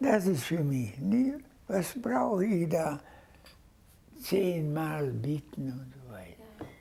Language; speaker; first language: German; non-native, learner; Hungarian